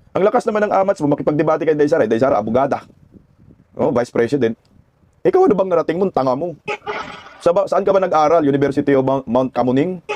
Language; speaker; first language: Filipino; non-native, local second language; Cebuano